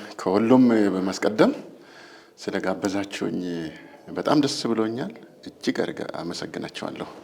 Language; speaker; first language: Amharic; non-native, local second language; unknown